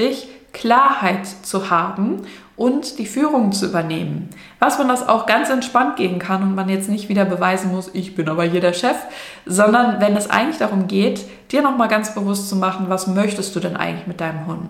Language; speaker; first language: German; native; German